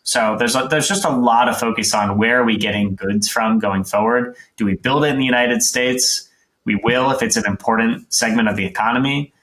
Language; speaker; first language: English; native; English